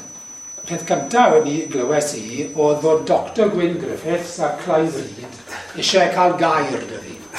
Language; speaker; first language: Welsh; native; Welsh